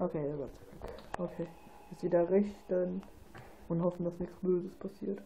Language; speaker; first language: German; native; German